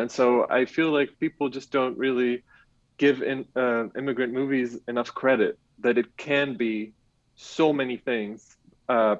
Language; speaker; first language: English; non-native, fluent; Arabic